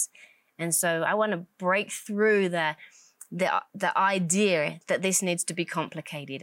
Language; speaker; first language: English; native; English